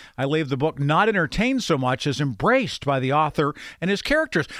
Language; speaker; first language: English; native; English